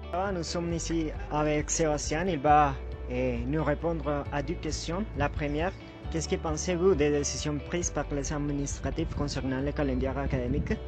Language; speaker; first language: French; non-native, learner; Spanish